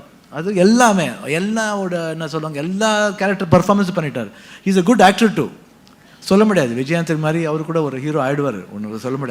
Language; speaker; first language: Tamil; non-native, local second language; Kannada